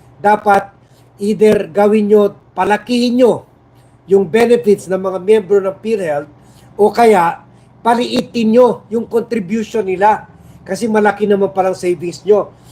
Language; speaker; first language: Filipino; non-native, local second language; Chavacano